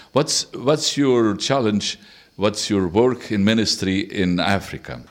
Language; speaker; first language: English; non-native, learner; Portuguese